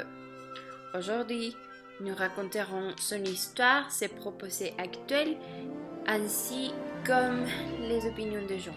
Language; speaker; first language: French; non-native, learner; Spanish